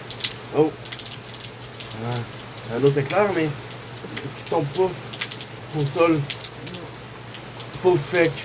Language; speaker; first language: French; native; French